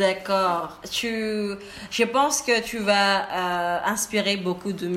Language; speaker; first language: French; non-native, learner; Indonesian